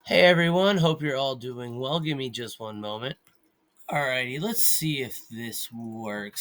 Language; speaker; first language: English; native; English